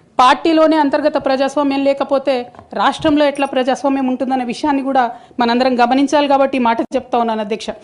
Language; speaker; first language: Telugu; native; Telugu